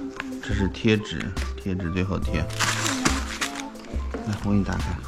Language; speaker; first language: Chinese; native; Chinese